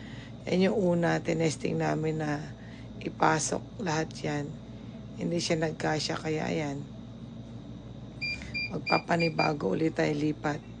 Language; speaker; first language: Filipino; native; Filipino